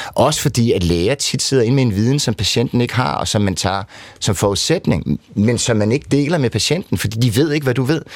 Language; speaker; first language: Danish; native; Danish